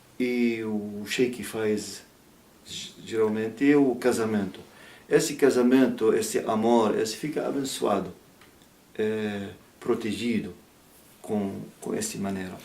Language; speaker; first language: Portuguese; non-native, learner; Arabic